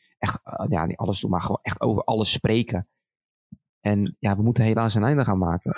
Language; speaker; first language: Dutch; early bilingual, other home language; Arabic